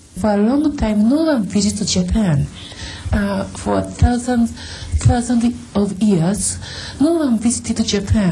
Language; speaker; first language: English; non-native, learner; Japanese